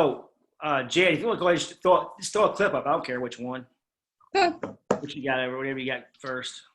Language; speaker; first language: English; native; English